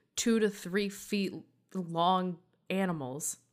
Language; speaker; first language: English; native; English